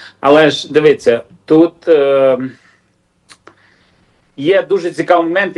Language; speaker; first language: Ukrainian; non-native, local second language; Russian